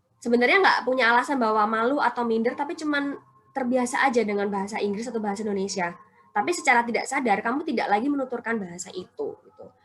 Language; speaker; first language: Indonesian; non-native, local second language; Javanese